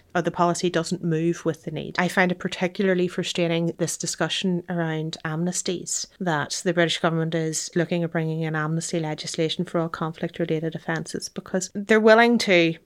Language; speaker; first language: English; native; English